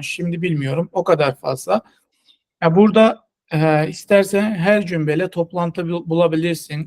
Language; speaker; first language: Turkish; non-native, fluent; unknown